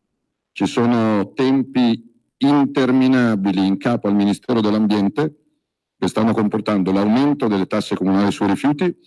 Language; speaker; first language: Italian; native; Italian